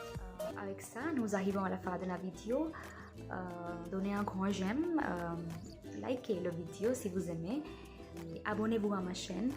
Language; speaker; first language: French; non-native, learner; Hindi